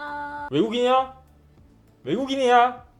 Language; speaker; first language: Korean; native; Korean